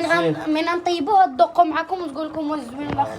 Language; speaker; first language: Arabic; native; Arabic